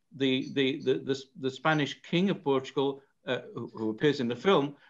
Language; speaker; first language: English; native; English